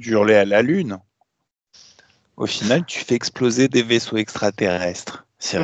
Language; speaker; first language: French; native; French